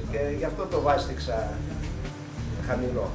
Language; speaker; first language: Greek; early bilingual, heritage; Greek